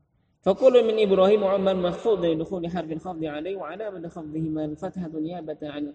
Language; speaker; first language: Arabic; non-native, fluent; Indonesian